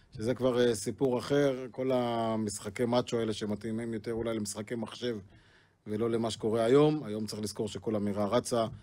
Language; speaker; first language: Hebrew; native; Hebrew